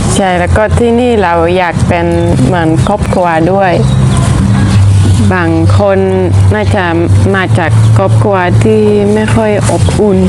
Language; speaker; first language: Thai; non-native, fluent; Dutch